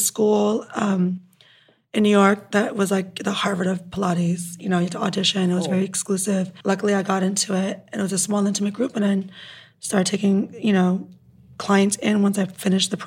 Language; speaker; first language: English; native; English